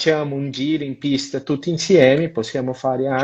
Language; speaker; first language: Italian; non-native, learner; Portuguese